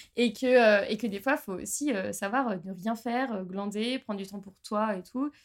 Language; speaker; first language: French; native; French